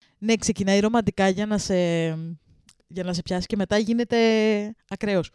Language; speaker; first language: Greek; early bilingual, other home language; Russian